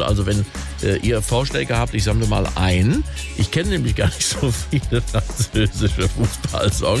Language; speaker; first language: German; native; German